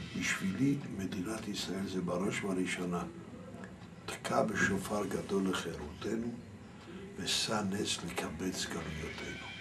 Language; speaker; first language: Hebrew; early bilingual, other home language; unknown